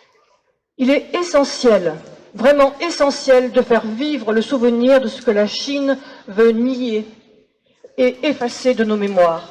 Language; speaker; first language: French; native; French